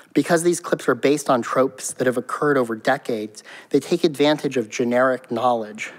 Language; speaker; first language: English; native; English